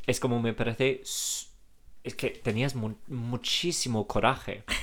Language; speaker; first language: Spanish; non-native, fluent; English